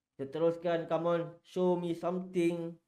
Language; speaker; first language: English; non-native, learner; Malay